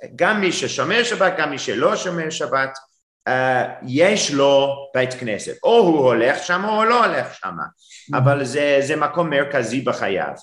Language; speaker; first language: Hebrew; non-native, fluent; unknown